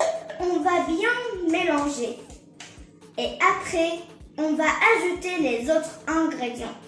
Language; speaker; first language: French; non-native, learner; Arabic